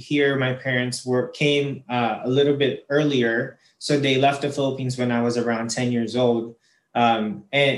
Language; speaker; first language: English; non-native, local second language; Filipino